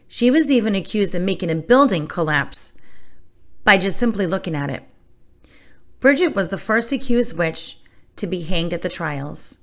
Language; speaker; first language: English; native; English